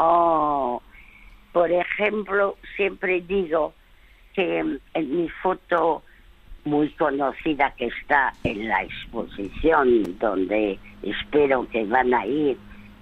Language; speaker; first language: Spanish; early bilingual, other home language; French